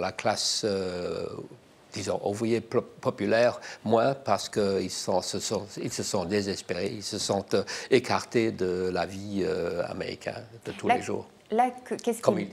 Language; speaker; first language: French; non-native, fluent; English